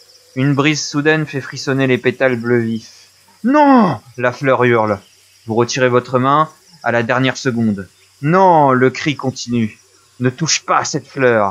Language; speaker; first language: French; native; French